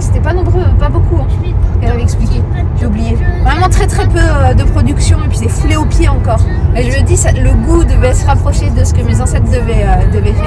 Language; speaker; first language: French; native; French